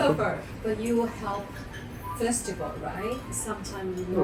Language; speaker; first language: English; non-native, learner; Japanese